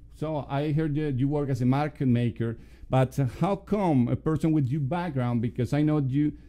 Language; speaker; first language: English; non-native, fluent; Spanish